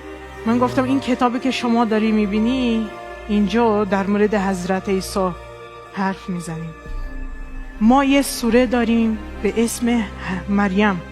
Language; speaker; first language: Persian; non-native, fluent; Portuguese